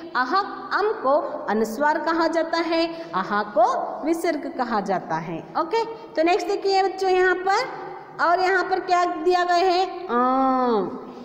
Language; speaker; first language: Hindi; non-native, local second language; Kannada